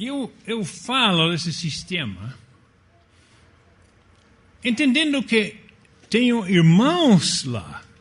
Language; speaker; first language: Portuguese; non-native, fluent; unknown